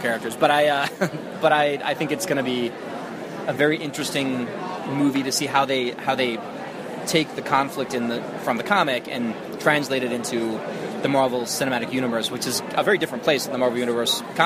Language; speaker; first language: English; native; English